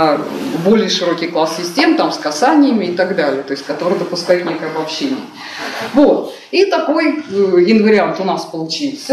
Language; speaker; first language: Russian; native; Russian